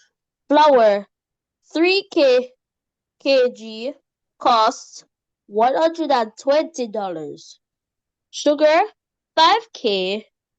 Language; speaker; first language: English; native; English